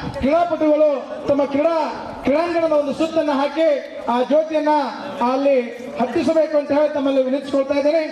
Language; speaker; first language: Kannada; non-native, local second language; Lambadi